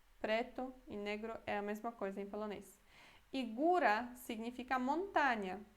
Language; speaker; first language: Portuguese; native; Portuguese